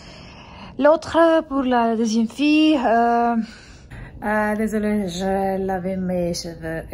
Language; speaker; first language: French; non-native, learner; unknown